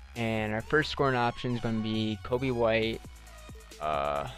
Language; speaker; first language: English; native; English